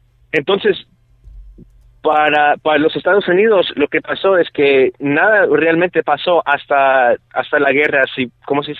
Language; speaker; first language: Spanish; early bilingual, other home language; English